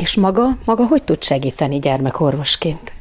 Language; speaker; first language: Hungarian; native; Hungarian